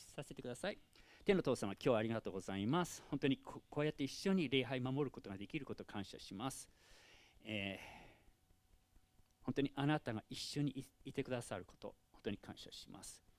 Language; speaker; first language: Japanese; non-native, fluent; English